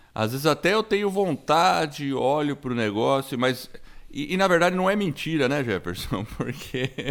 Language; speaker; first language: Portuguese; non-native, fluent; English